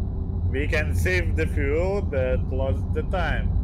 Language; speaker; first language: English; non-native, learner; Lithuanian